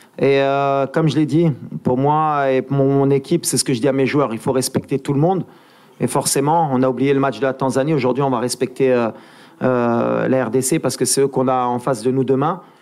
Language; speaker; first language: French; native; French